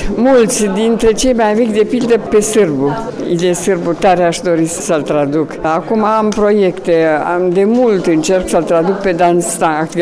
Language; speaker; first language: Romanian; non-native, fluent; French